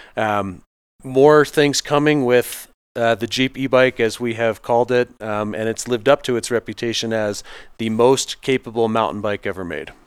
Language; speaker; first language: English; native; English